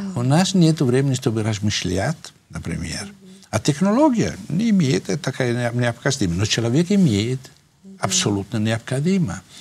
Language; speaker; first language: Russian; non-native, fluent; Italian